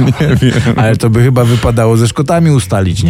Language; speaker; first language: Polish; native; Polish